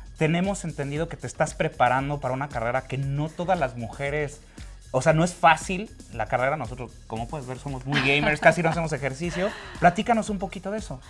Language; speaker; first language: Spanish; native; Spanish